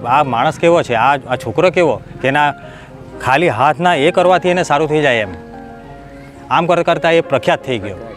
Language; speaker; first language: Gujarati; native; Gujarati